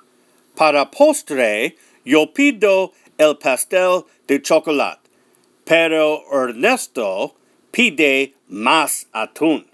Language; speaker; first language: Spanish; non-native, learner; English